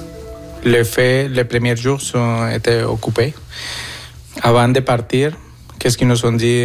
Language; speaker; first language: French; non-native, fluent; Spanish